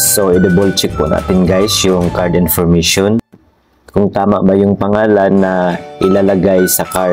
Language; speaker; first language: Filipino; native; Filipino